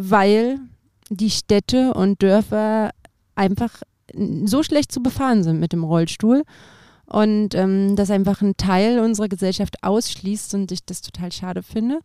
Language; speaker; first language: German; native; German